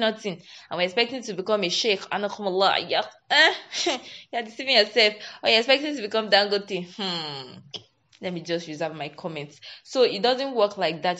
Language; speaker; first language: English; non-native, local second language; Yoruba